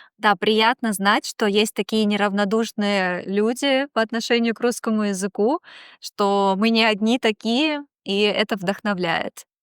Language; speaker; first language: Russian; native; Russian